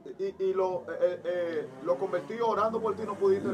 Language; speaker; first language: Spanish; native; Spanish